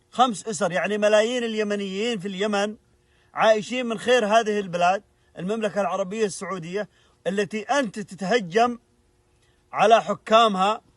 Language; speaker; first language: Arabic; native; Arabic